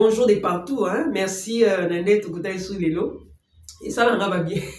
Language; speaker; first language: French; non-native, local second language; Lingala